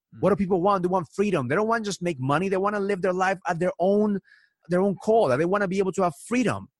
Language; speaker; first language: English; early bilingual, other home language; Spanish